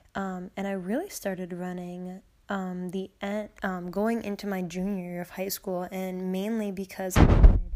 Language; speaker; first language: English; native; English